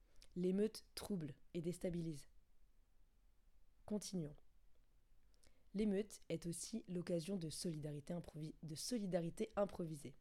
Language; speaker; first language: French; native; French